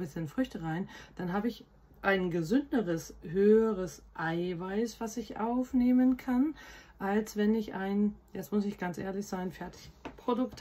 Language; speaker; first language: German; native; German